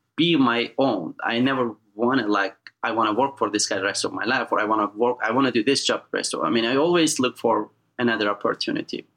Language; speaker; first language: English; non-native, fluent; Turkish